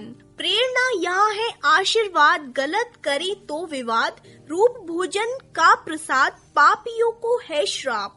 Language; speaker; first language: Hindi; native; Hindi